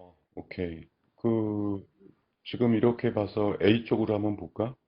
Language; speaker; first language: Korean; native; Korean